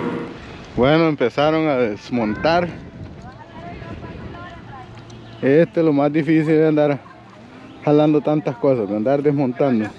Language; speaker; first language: Spanish; native; Spanish